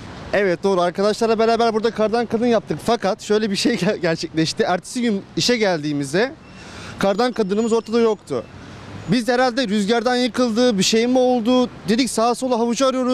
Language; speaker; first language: Turkish; native; Turkish